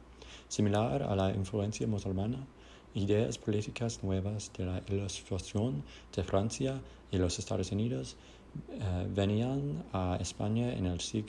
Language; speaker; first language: Spanish; non-native, learner; English